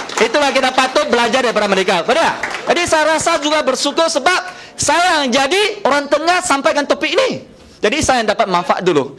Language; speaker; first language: Malay; non-native, local second language; Chinese